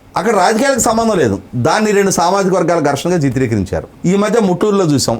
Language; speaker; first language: Telugu; native; Telugu